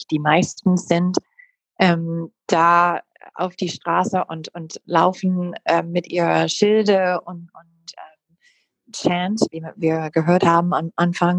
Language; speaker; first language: German; non-native, fluent; English